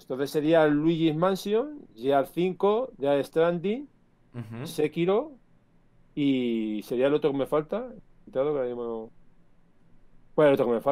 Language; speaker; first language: Spanish; native; Spanish